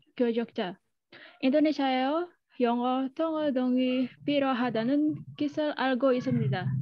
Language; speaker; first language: Korean; non-native, learner; Indonesian